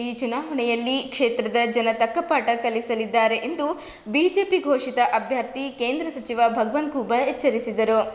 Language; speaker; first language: Kannada; native; Kannada